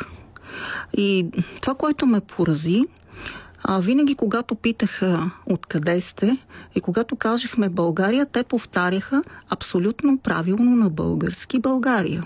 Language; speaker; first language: Bulgarian; native; Bulgarian